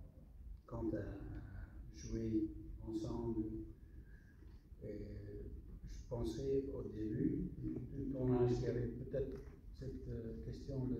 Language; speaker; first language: French; non-native, fluent; English